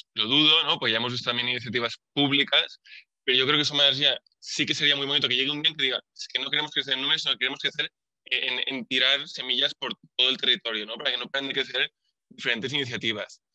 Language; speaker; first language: Spanish; native; Spanish